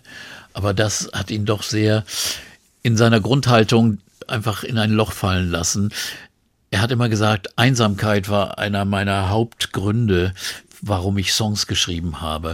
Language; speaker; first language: German; native; German